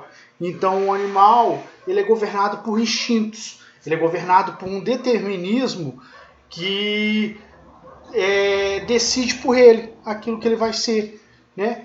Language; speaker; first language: Portuguese; native; Portuguese